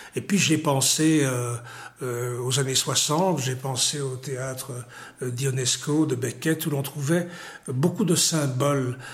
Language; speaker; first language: French; native; French